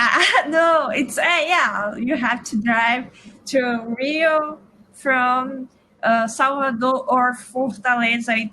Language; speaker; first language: English; non-native, learner; Portuguese